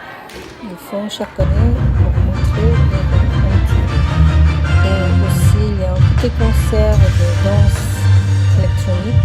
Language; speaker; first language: French; non-native, fluent; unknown